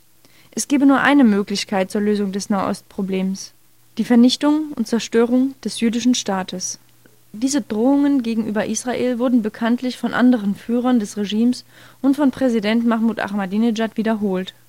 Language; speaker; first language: German; native; German